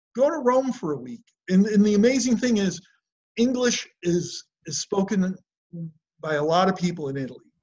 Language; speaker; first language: English; native; English